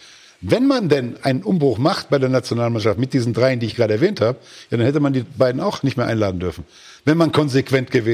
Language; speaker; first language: German; native; German